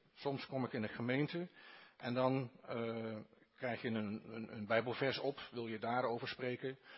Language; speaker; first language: Dutch; native; Dutch